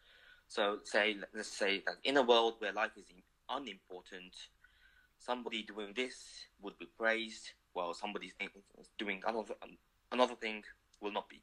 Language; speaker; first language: English; non-native, fluent; Japanese